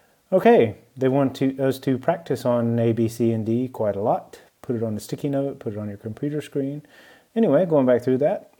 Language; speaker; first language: English; native; English